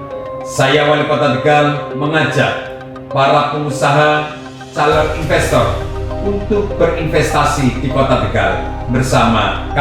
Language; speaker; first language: Indonesian; native; Indonesian